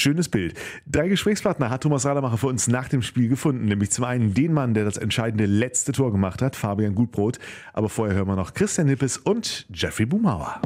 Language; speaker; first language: German; native; German